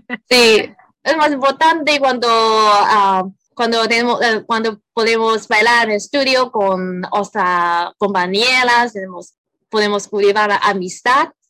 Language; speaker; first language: Spanish; non-native, learner; Cantonese